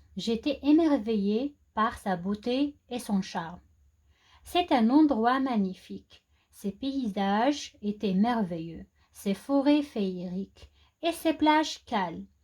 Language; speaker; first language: French; non-native, local second language; Arabic